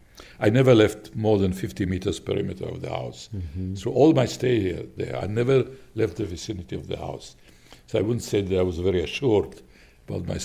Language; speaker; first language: English; non-native, fluent; Slovak